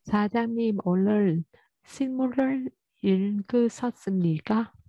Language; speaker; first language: Korean; non-native, fluent; Vietnamese